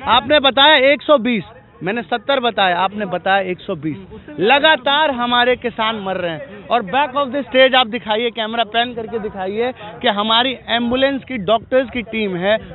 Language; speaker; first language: Hindi; native; Hindi